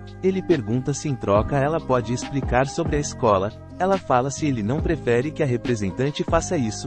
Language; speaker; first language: Portuguese; native; Portuguese